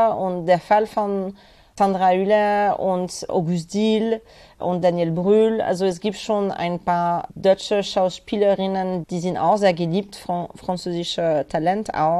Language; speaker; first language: German; non-native, fluent; French